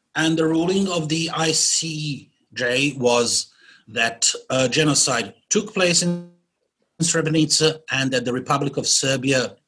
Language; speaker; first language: English; non-native, fluent; Bosnian